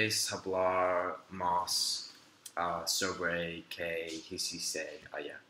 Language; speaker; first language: Spanish; non-native, learner; English